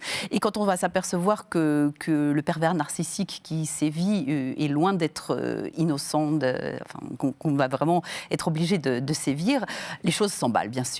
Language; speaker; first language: French; native; French